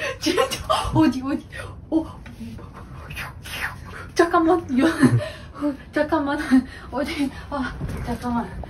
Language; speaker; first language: Korean; non-native, learner; Ukrainian